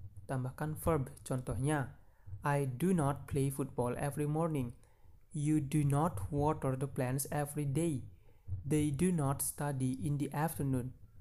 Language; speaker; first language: English; non-native, fluent; Indonesian